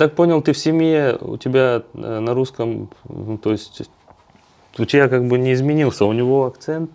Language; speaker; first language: Russian; native; Russian